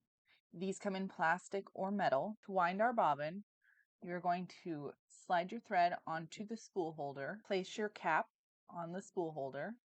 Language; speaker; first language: English; native; English